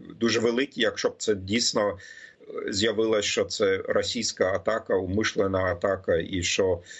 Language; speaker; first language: Ukrainian; non-native, fluent; German